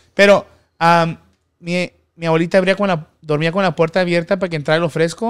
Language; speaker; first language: Spanish; early bilingual, heritage; Spanish